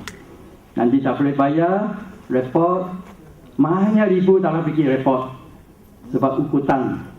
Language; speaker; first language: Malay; non-native, local second language; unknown